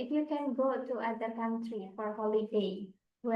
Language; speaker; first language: English; non-native, fluent; Indonesian